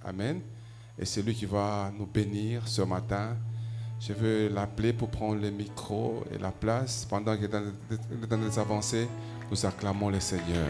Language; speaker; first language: French; non-native, local second language; Lingala